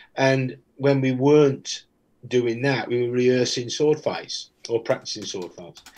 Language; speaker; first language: English; native; English